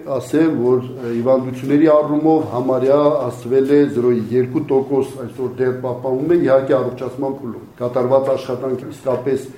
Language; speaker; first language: Armenian; native; Armenian